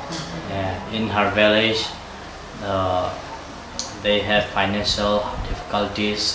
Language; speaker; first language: English; non-native, fluent; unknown